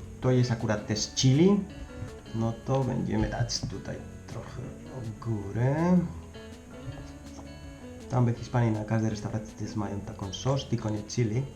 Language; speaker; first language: Polish; non-native, learner; Spanish